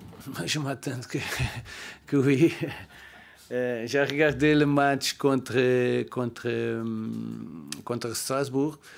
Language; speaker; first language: French; non-native, learner; Portuguese